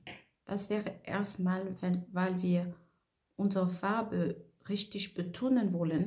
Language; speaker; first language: German; non-native, fluent; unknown